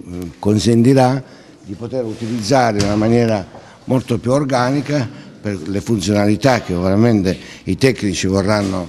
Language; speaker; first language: Italian; native; Italian